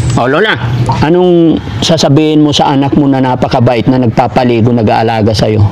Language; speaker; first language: Filipino; native; Filipino